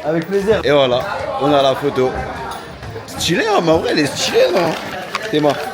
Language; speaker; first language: French; native; French